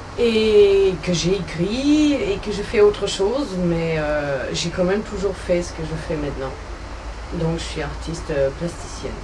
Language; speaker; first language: French; non-native, fluent; German